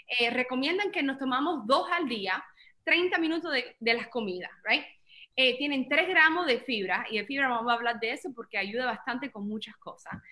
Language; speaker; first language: Spanish; early bilingual, heritage; Spanish